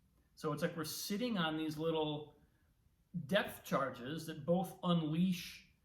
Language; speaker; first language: English; native; English